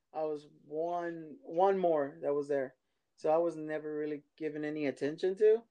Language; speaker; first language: English; early bilingual, other home language; Spanish